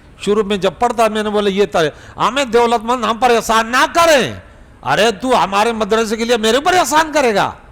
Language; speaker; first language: Urdu; non-native, local second language; Pashto